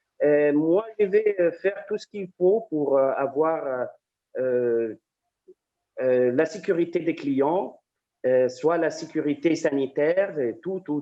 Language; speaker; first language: French; non-native, fluent; Arabic